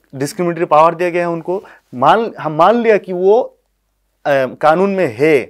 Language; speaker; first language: Hindi; non-native, local second language; Bangla